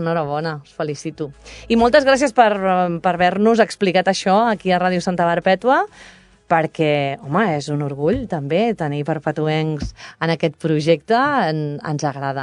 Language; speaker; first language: Catalan; native; Catalan